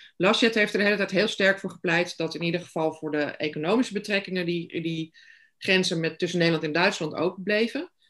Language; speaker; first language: Dutch; native; Dutch